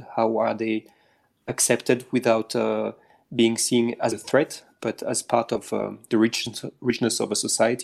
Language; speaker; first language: English; non-native, fluent; French